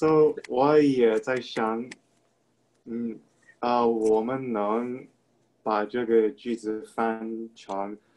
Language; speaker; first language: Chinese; non-native, learner; English